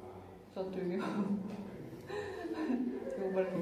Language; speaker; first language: English; non-native, learner; Chinese